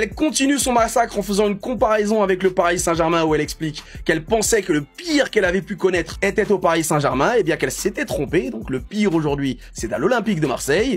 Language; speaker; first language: French; native; French